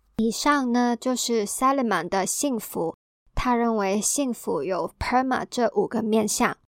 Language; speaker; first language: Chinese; non-native, local second language; Cantonese